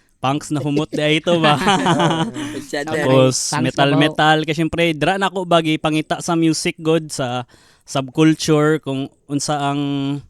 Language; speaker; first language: Cebuano; non-native, local second language; Hiligaynon